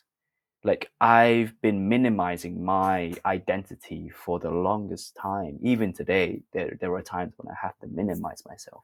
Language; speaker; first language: English; native; English